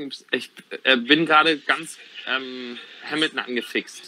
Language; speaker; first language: German; native; German